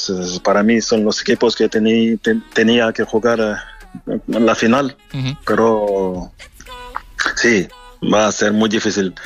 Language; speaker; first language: Spanish; non-native, fluent; French